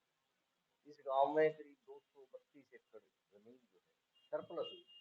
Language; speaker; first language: Hindi; native; Hindi